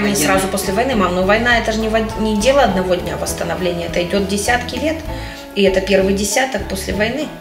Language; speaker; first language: Russian; native; Russian